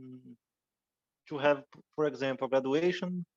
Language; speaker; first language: English; non-native, learner; Portuguese